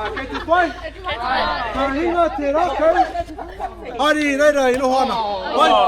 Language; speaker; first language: Māori; non-native, learner; English